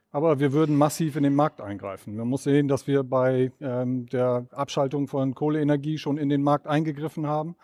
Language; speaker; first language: German; native; German